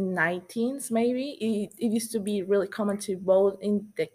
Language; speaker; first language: English; non-native, learner; Spanish